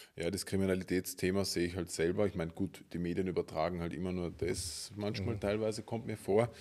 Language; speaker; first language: German; native; German